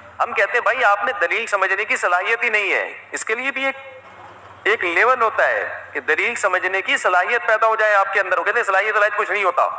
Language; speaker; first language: Urdu; non-native, local second language; Pashto